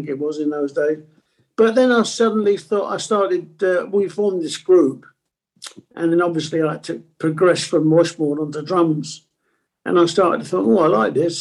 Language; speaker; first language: English; non-native, local second language; Italian